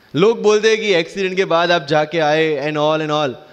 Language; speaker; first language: Hindi; non-native, local second language; Gujarati